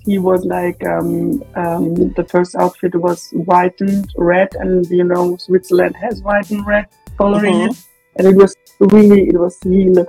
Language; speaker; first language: English; non-native, fluent; Swiss German